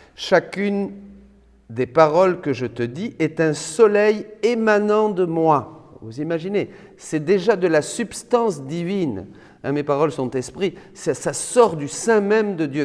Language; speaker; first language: French; native; French